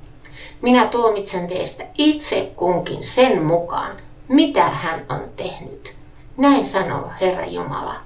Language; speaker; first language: Finnish; native; Finnish